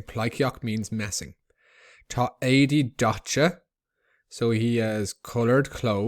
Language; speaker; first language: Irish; non-native, local second language; English